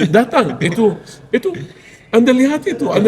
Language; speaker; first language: Indonesian; non-native, fluent; Arabic